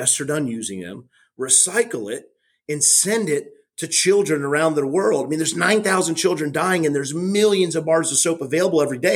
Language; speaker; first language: English; native; English